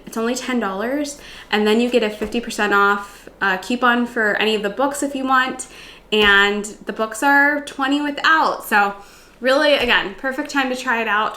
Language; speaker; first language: English; native; English